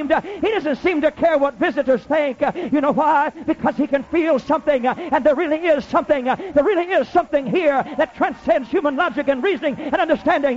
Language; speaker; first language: English; native; English